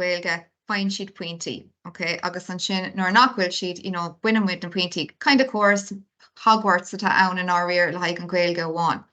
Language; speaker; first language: Irish; non-native, local second language; English